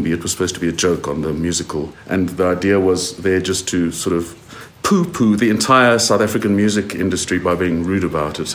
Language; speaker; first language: English; native; English